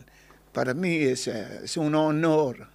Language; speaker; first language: Spanish; non-native, learner; English